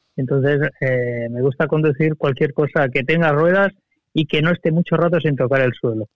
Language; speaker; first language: Spanish; native; Spanish